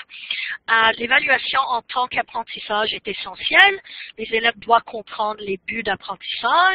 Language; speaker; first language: French; non-native, fluent; English